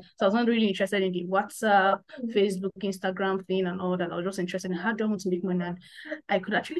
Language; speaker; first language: English; non-native, local second language; Igbo